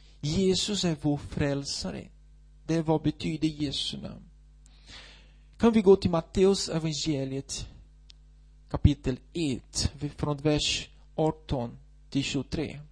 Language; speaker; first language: Swedish; non-native, fluent; Portuguese